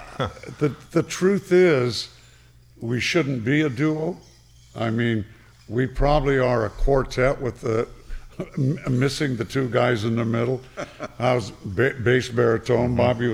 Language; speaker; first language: English; native; English